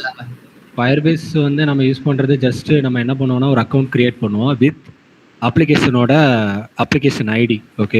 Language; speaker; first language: Tamil; native; Tamil